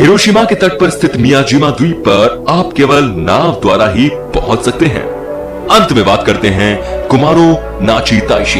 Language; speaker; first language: Hindi; native; Hindi